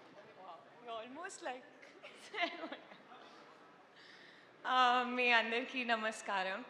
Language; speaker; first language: Telugu; non-native, learner; Hindi